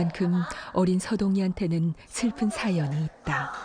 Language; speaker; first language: Korean; native; Korean